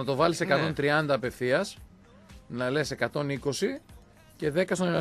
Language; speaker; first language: Greek; native; Greek